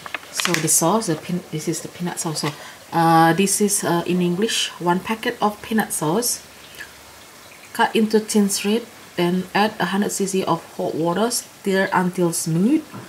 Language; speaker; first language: English; non-native, fluent; Indonesian